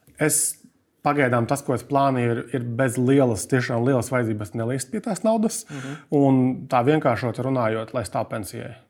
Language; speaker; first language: Latvian; native; Latvian